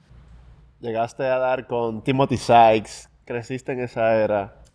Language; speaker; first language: Spanish; native; Spanish